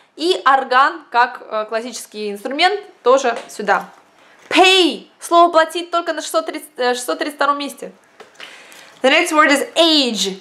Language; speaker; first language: Russian; native; Russian